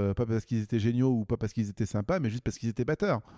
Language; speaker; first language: French; native; French